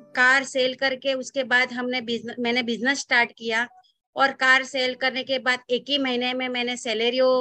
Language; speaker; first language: Hindi; non-native, local second language; Gujarati